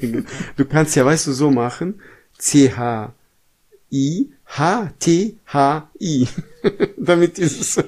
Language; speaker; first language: German; non-native, fluent; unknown